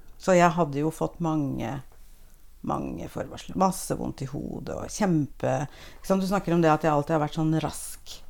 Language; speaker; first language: Norwegian; native; Norwegian